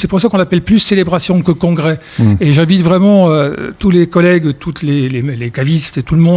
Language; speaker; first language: French; native; French